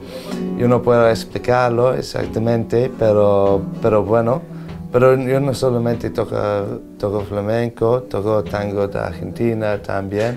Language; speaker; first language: Spanish; non-native, learner; English